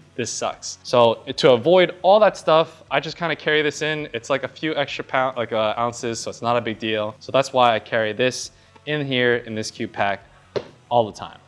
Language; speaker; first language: English; native; English